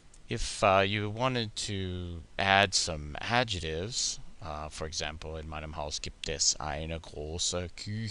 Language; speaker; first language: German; non-native, fluent; English